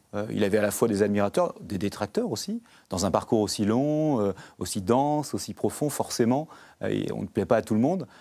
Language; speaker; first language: French; native; French